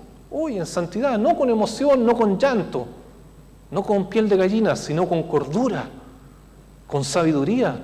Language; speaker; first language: Spanish; native; Spanish